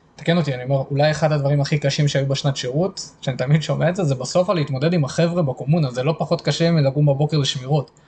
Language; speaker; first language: Hebrew; native; Hebrew